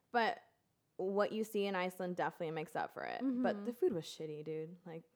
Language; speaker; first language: English; early bilingual, other home language; Spanish